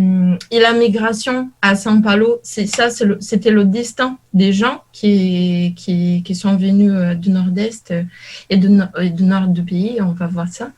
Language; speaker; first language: French; non-native, learner; Portuguese